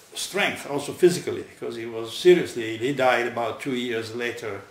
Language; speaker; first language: English; non-native, fluent; Italian